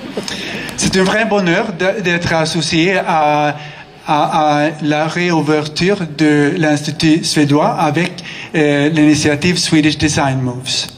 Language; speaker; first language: French; non-native, fluent; Swedish